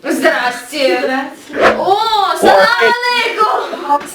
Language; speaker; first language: Russian; native; Russian